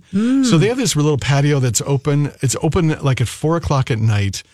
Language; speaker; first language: English; native; English